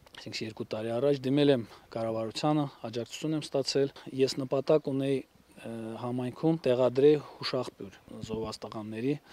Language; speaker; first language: Armenian; native; Armenian